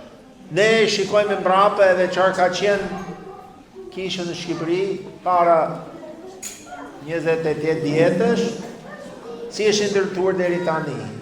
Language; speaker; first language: Albanian; non-native, fluent; English